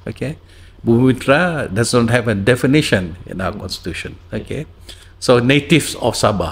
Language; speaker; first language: English; non-native, local second language; Malay